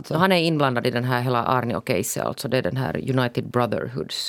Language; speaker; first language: Swedish; native; Swedish